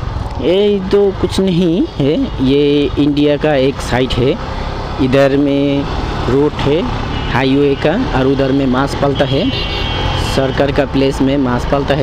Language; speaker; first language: Hindi; non-native, learner; Bangla